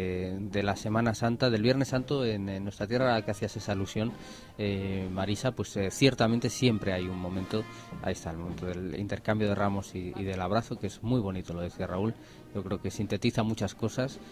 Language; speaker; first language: Spanish; native; Spanish